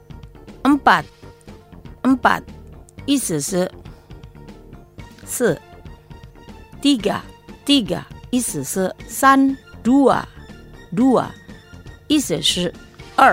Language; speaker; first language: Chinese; non-native, fluent; Indonesian